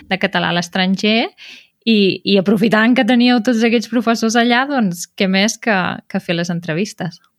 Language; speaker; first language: Catalan; native; Catalan